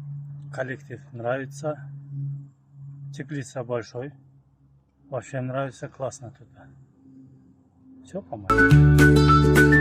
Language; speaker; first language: Russian; non-native, fluent; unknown